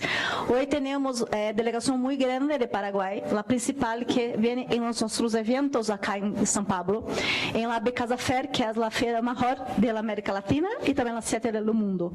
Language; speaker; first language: Portuguese; non-native, learner; Spanish